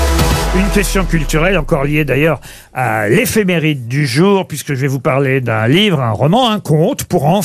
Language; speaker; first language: French; native; French